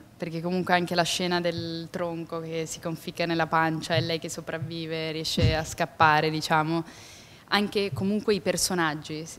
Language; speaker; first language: Italian; native; Italian